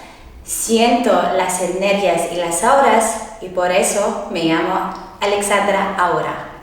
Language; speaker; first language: Spanish; non-native, learner; French